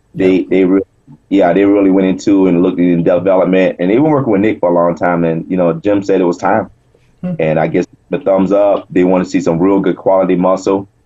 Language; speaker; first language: English; native; English